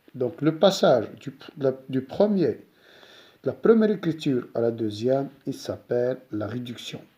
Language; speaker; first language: French; non-native, local second language; Arabic